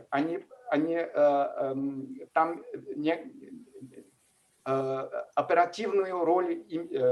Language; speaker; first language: Russian; non-native, fluent; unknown